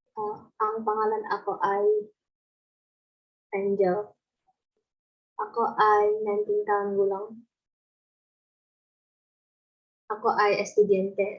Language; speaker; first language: Filipino; non-native, learner; Indonesian